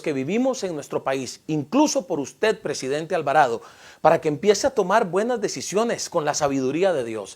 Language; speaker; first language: Spanish; native; Spanish